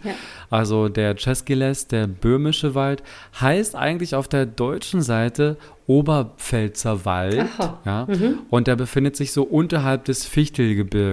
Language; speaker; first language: German; native; German